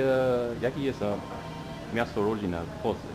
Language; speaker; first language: Polish; non-native, learner; English